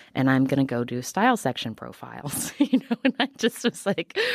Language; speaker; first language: English; native; English